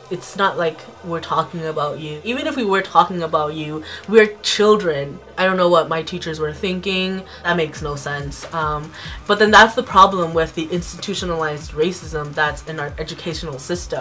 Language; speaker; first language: English; early bilingual, other home language; Hmong